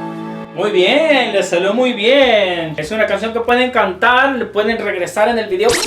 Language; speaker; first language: Spanish; native; Spanish